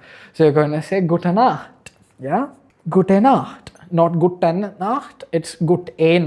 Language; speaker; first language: German; non-native, fluent; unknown